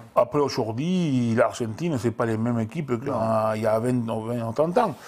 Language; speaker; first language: French; non-native, fluent; Spanish